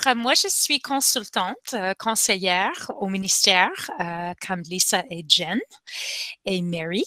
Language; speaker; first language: French; non-native, local second language; English